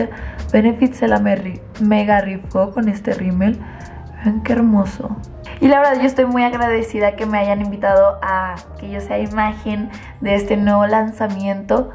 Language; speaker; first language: Spanish; native; Spanish